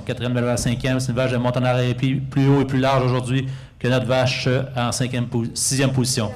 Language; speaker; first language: French; native; French